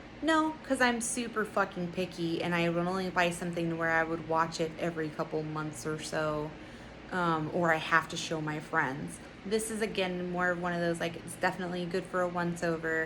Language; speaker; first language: English; native; English